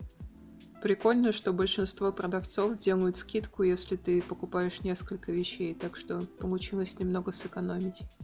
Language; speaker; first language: Russian; native; Russian